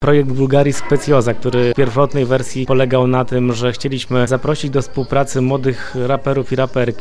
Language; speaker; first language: Polish; native; Polish